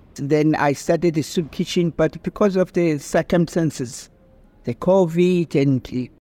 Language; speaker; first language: English; non-native, local second language; Xhosa